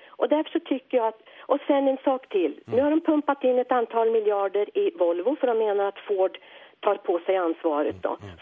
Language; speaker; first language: Swedish; native; Swedish